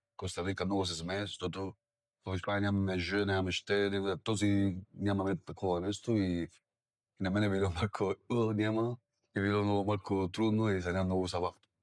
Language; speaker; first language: Bulgarian; non-native, learner; Spanish